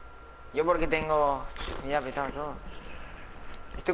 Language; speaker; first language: Spanish; native; Spanish